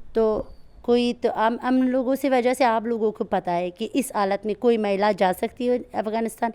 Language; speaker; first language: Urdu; non-native, learner; Persian